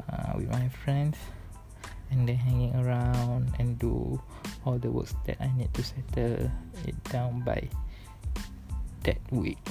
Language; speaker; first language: English; non-native, learner; Malay